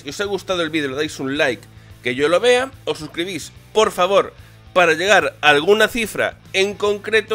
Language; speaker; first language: Spanish; native; Spanish